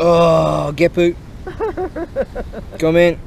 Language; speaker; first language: Japanese; non-native, learner; English